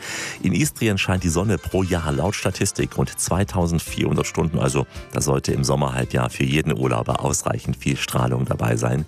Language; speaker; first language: German; native; German